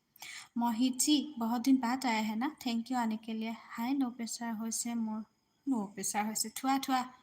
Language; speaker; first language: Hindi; non-native, local second language; Assamese